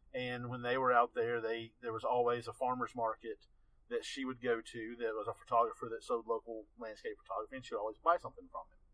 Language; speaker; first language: English; native; English